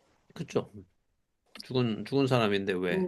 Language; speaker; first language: Korean; native; Korean